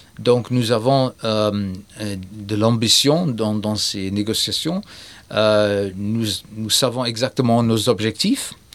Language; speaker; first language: French; non-native, fluent; German